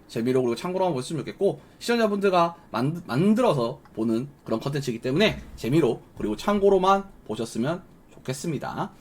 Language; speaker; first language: Korean; native; Korean